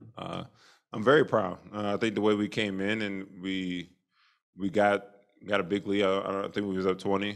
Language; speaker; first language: English; native; English